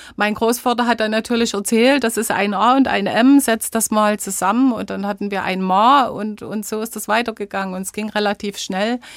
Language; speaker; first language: German; native; German